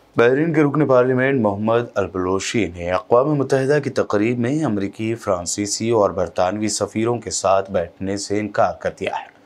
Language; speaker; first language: Urdu; native; Urdu